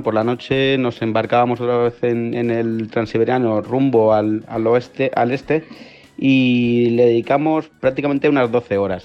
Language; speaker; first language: Spanish; native; Spanish